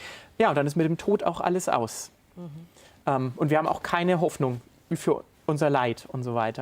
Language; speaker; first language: German; native; German